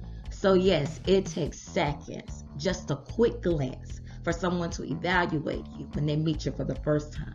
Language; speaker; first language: English; native; English